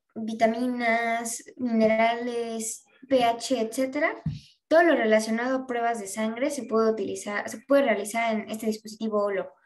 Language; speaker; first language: Spanish; native; Spanish